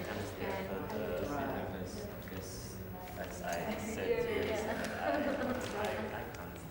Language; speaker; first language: English; non-native, learner; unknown